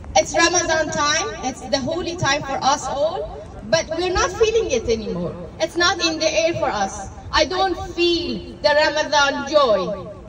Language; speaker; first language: English; non-native, fluent; Persian